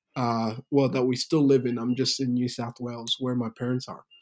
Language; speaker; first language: English; early bilingual, other home language; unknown